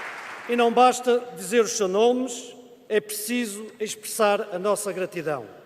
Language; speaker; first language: Portuguese; native; Portuguese